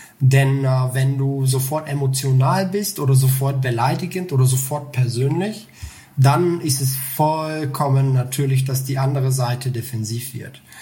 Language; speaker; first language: German; non-native, fluent; Bulgarian